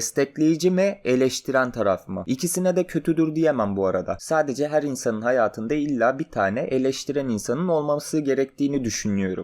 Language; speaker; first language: Turkish; native; Turkish